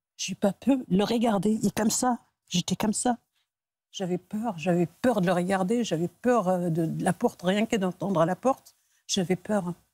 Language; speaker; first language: French; non-native, local second language; Arabic